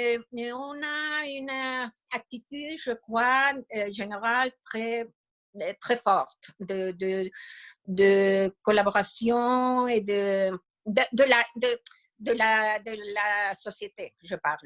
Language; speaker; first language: French; non-native, fluent; Spanish